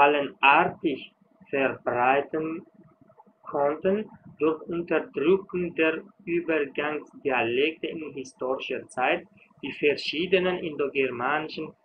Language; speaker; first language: German; non-native, fluent; Uzbek